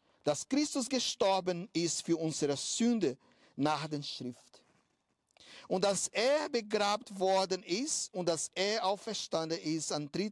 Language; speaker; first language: German; non-native, fluent; Portuguese